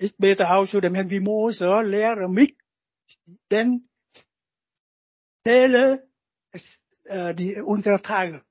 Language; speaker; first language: German; non-native, learner; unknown